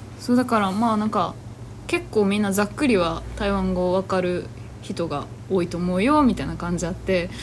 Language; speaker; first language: Japanese; native; Japanese